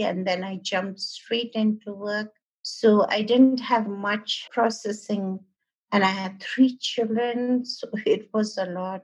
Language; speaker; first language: English; non-native, local second language; Nepali